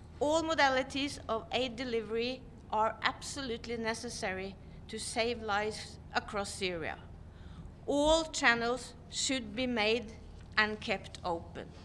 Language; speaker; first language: English; non-native, fluent; Norwegian